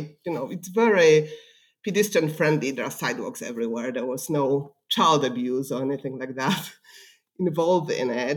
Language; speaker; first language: English; non-native, fluent; Polish